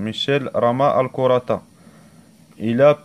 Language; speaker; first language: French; non-native, local second language; Arabic